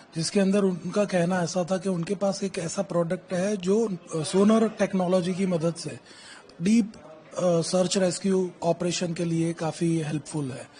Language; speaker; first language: Hindi; non-native, local second language; Gujarati